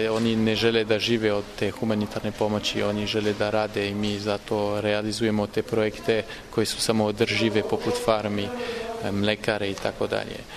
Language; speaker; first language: Serbian; non-native, fluent; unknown